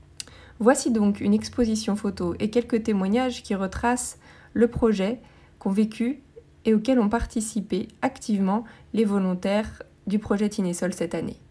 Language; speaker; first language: French; native; French